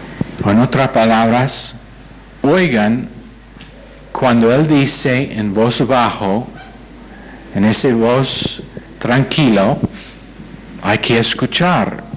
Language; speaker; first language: Spanish; non-native, fluent; English